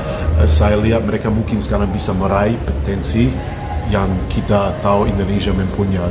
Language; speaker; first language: Indonesian; non-native, fluent; English